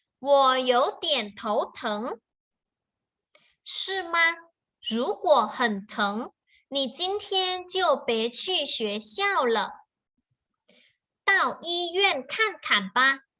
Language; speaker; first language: Chinese; non-native, fluent; Thai